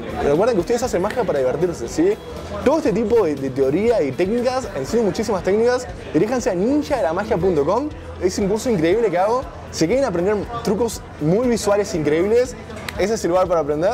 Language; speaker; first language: Spanish; native; Spanish